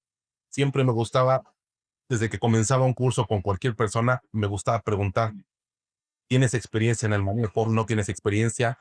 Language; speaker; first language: Spanish; native; Spanish